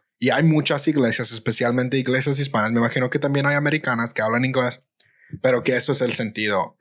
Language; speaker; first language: Spanish; early bilingual, heritage; Spanish